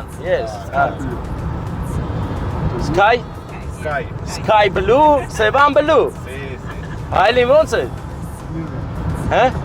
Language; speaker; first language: English; non-native, learner; Armenian